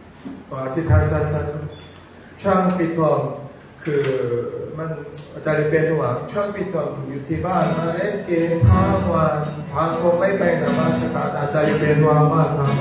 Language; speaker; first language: Thai; non-native, fluent; Korean